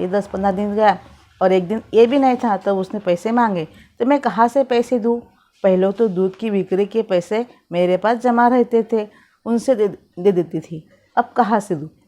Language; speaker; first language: Hindi; non-native, local second language; Marathi